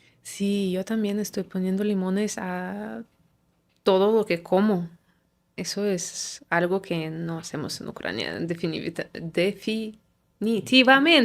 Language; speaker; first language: Spanish; non-native, fluent; Ukrainian